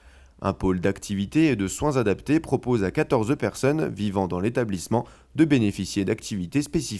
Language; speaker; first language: French; native; French